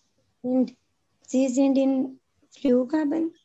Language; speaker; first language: German; non-native, learner; Urdu